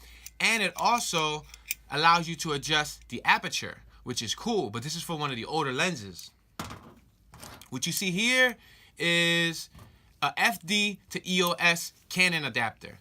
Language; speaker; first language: English; native; English